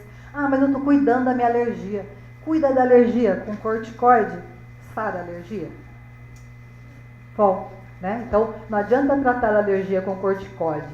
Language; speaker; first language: Portuguese; native; Portuguese